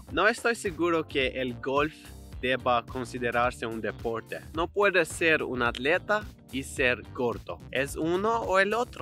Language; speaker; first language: Spanish; non-native, learner; English